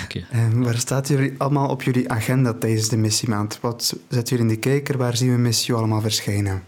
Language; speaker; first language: Dutch; native; Dutch